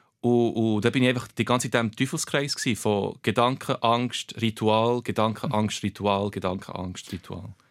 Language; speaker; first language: German; early bilingual, other home language; Portuguese